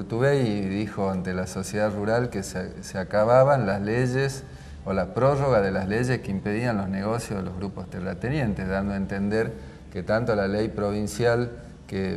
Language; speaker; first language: Spanish; native; Spanish